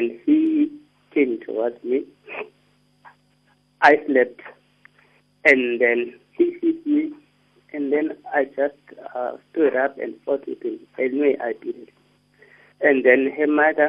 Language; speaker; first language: English; non-native, local second language; Xhosa